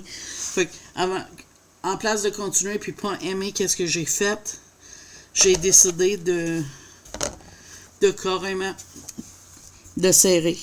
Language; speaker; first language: French; native; French